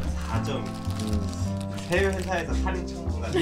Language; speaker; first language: Korean; native; Korean